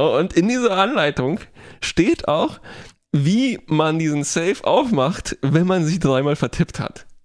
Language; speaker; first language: German; non-native, fluent; Polish